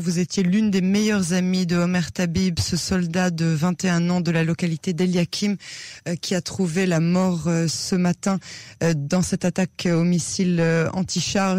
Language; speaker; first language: French; native; French